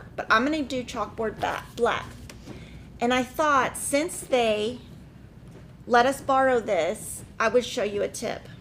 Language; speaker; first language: English; native; English